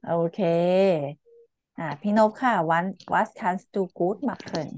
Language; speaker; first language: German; non-native, fluent; Thai